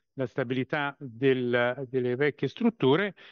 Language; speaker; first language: Italian; native; Italian